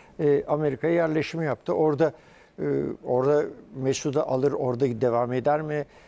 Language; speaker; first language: Turkish; early bilingual, heritage; Turkish